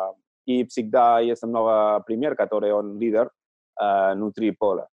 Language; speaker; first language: Russian; non-native, learner; Catalan